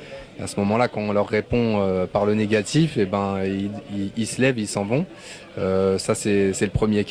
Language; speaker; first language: French; native; French